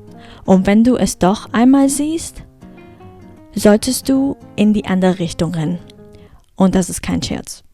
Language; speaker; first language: German; early bilingual, heritage; German